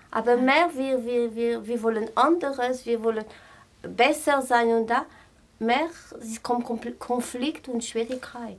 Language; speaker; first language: German; non-native, fluent; French